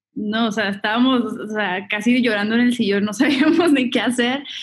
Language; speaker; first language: Spanish; native; Spanish